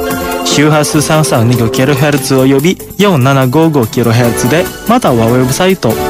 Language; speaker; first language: Japanese; non-native, fluent; Indonesian